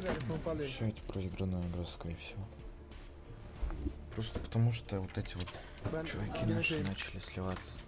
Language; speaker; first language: Russian; native; Russian